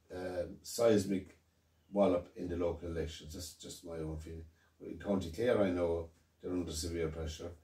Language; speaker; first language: English; native; English